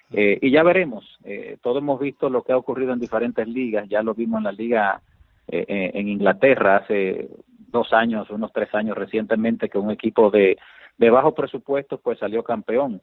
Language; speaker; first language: Spanish; native; Spanish